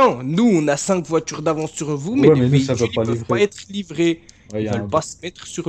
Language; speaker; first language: French; native; French